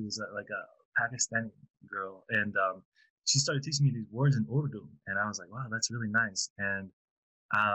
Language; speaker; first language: English; native; English